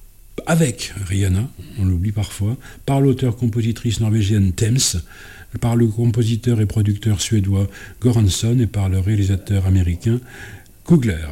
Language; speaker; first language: French; native; French